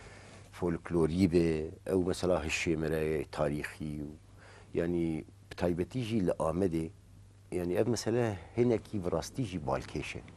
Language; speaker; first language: Kurdish; native; Kurdish